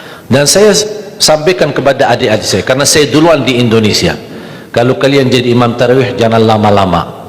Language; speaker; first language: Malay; non-native, fluent; Arabic